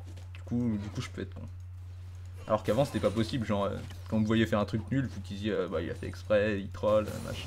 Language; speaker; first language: French; native; French